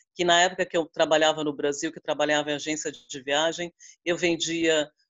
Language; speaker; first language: Portuguese; native; Portuguese